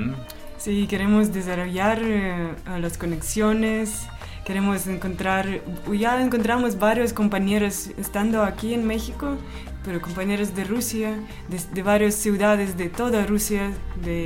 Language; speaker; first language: Spanish; non-native, fluent; Russian